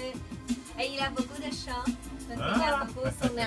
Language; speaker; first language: French; non-native, learner; Chinese